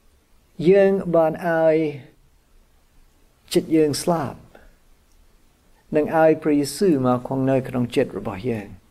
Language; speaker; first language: Khmer; non-native, fluent; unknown